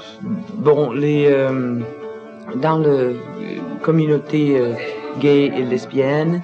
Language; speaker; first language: French; non-native, learner; Danish